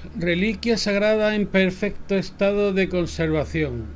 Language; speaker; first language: Spanish; native; Spanish